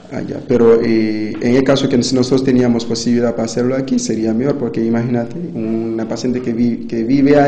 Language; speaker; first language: Spanish; non-native, fluent; Haitian Creole